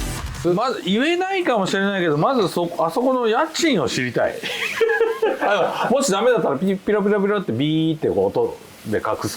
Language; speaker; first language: Japanese; native; Japanese